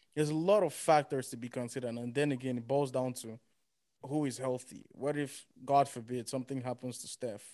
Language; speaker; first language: English; non-native, local second language; Yoruba